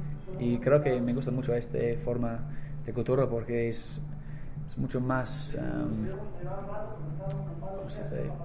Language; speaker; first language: Spanish; non-native, learner; English